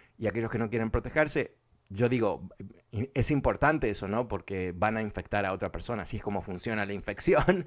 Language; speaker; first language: Spanish; early bilingual, other home language; English